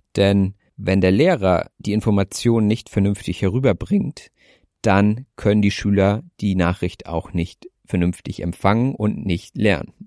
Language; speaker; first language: German; native; German